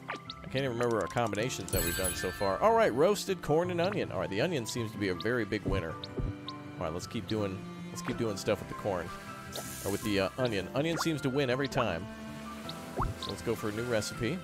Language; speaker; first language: English; native; English